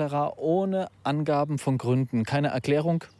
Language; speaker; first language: German; native; German